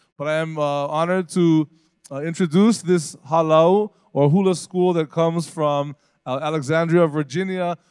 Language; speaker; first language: English; native; English